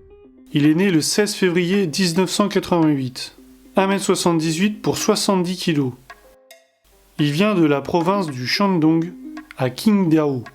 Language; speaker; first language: French; native; French